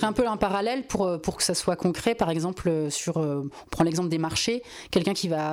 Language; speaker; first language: French; native; French